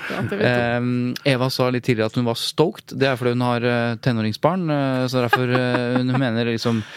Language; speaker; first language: Norwegian; native; Norwegian